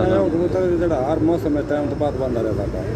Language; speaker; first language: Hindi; non-native, local second language; Punjabi